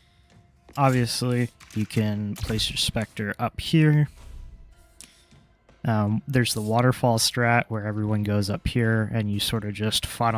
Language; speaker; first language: English; native; English